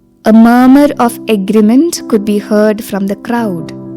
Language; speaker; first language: English; non-native, local second language; Malayalam